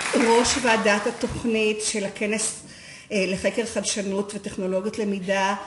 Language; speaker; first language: Hebrew; native; Hebrew